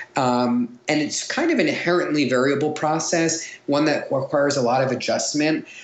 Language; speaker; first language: English; native; English